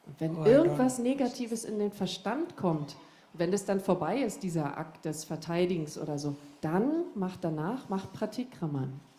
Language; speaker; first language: German; native; German